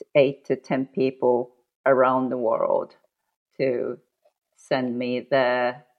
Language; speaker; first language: English; non-native, fluent; Japanese